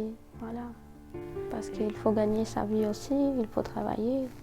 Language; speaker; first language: French; non-native, fluent; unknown